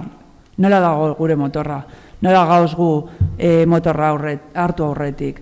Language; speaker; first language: Basque; non-native, local second language; Spanish